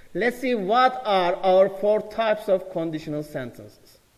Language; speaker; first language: English; non-native, fluent; Turkish